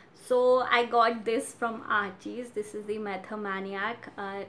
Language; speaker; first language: English; non-native, local second language; Hindi